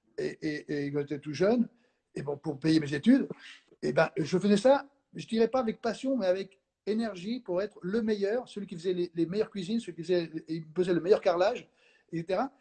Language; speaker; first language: French; non-native, fluent; Spanish